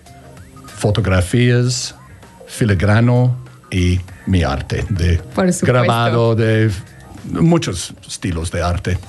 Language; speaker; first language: Spanish; non-native, learner; English